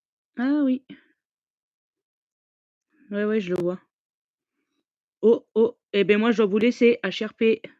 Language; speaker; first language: French; native; French